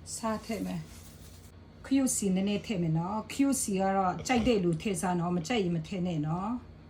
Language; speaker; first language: Burmese; non-native, local second language; Kachin